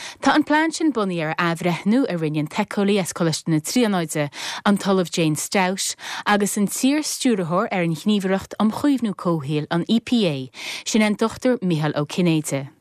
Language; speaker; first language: Irish; native; Irish